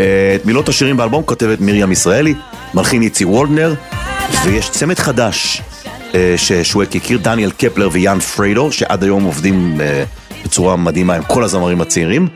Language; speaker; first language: Hebrew; native; Hebrew